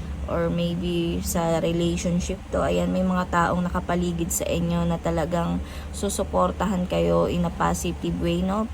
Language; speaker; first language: Filipino; native; Filipino